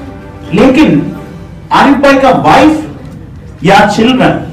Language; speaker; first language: Hindi; non-native, fluent; Bangla